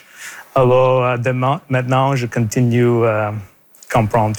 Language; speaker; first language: French; non-native, local second language; English